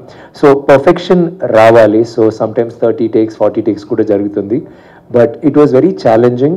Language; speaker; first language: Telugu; non-native, fluent; Tamil